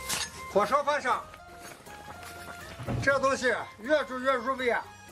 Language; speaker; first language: Chinese; native; Chinese